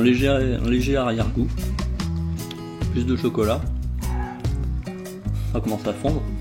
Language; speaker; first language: French; native; French